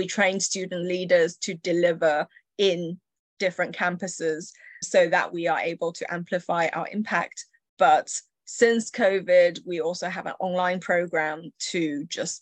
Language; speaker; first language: English; early bilingual, other home language; Chinese